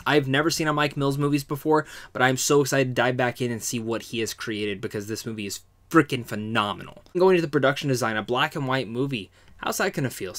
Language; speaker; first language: English; native; English